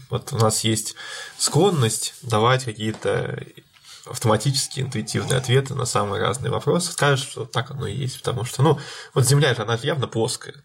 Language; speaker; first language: Russian; native; Russian